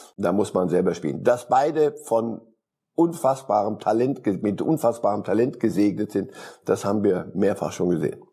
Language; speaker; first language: German; early bilingual, other home language; Polish